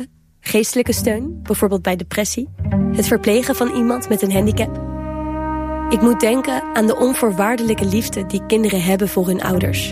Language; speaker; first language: Dutch; native; Dutch